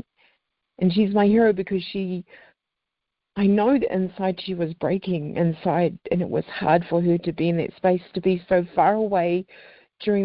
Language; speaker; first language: English; native; English